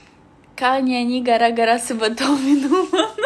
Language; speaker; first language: Indonesian; non-native, learner; Russian